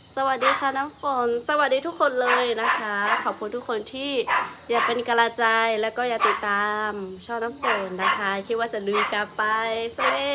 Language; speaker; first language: Thai; non-native, local second language; Lahu